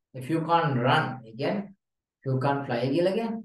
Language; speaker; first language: English; non-native, local second language; Sinhala